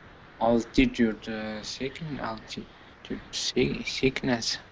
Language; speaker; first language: English; non-native, learner; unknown